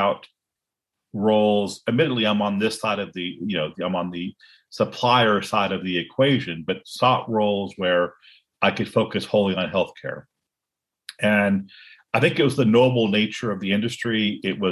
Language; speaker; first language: English; native; English